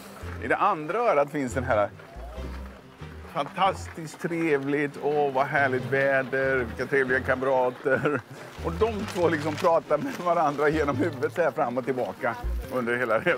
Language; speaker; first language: Swedish; native; Swedish